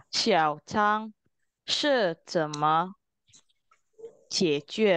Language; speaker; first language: Chinese; non-native, learner; Indonesian